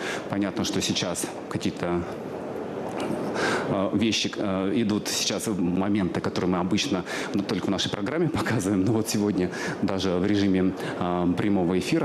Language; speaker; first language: Russian; native; Russian